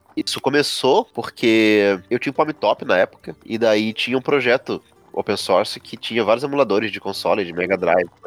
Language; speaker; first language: Portuguese; native; Portuguese